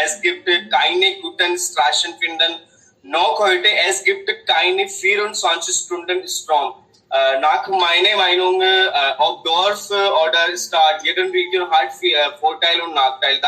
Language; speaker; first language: German; non-native, learner; Hindi